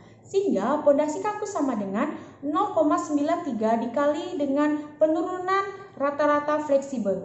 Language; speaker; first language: Indonesian; native; Indonesian